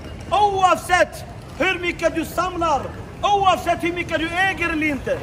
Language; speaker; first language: Swedish; non-native, fluent; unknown